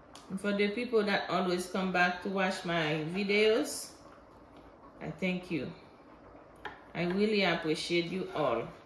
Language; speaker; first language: English; non-native, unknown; Haitian Creole